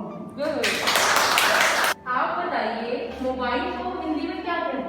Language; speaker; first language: Hindi; native; Hindi